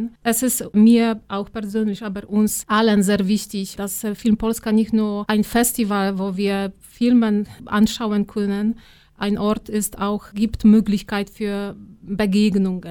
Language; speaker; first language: German; non-native, fluent; Polish